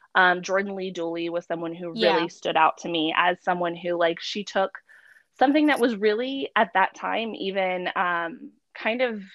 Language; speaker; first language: English; native; English